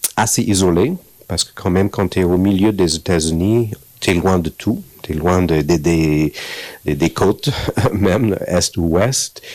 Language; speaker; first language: French; non-native, fluent; English